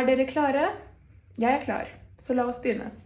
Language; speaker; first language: Norwegian; early bilingual, heritage; Norwegian